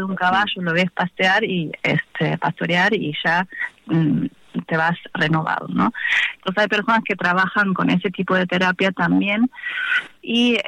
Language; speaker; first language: Spanish; non-native, fluent; German